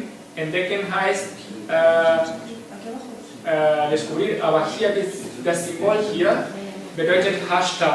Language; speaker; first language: German; non-native, fluent; Spanish